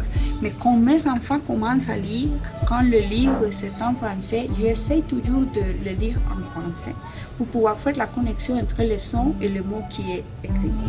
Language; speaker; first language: French; non-native, learner; Spanish